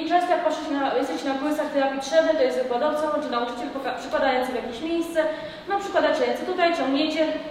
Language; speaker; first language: Polish; native; Polish